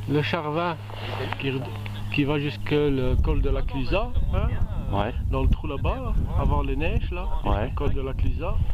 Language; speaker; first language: French; native; French